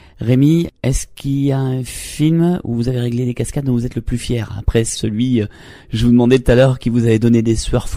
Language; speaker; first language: French; native; French